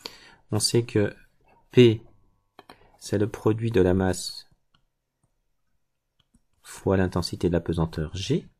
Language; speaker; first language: French; native; French